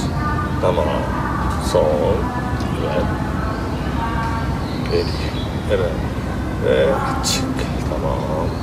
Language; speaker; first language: Turkish; non-native, learner; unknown